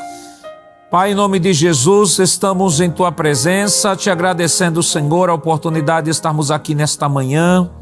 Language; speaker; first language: Portuguese; native; Portuguese